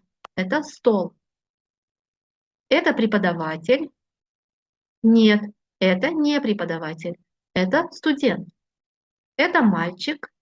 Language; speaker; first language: Russian; non-native, fluent; Uzbek